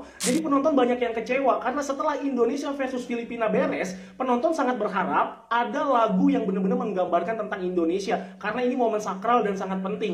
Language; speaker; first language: Indonesian; native; Indonesian